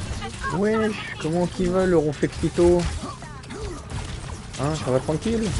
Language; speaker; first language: French; native; French